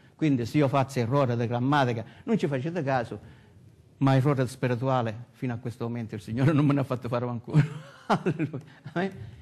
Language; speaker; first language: Italian; native; Italian